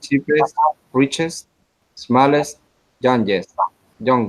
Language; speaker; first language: English; non-native, learner; Spanish